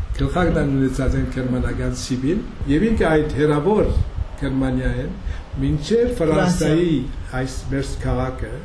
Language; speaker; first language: Armenian; early bilingual, heritage; Armenian